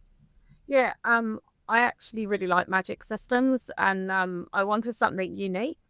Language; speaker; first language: English; native; English